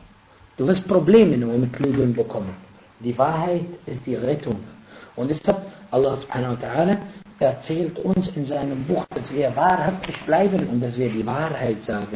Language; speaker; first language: German; non-native, fluent; Arabic